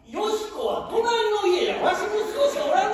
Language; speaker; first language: Japanese; native; Japanese